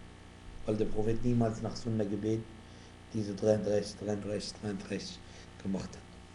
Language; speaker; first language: German; non-native, fluent; Arabic